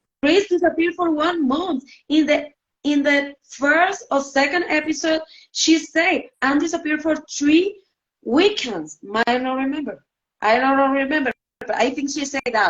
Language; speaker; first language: English; non-native, learner; Spanish